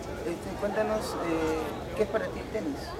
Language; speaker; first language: Spanish; native; Spanish